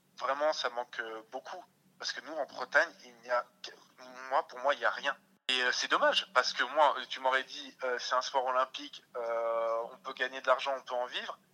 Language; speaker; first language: French; early bilingual, other home language; Russian